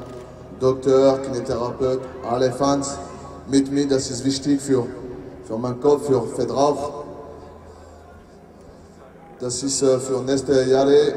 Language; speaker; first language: German; non-native, learner; French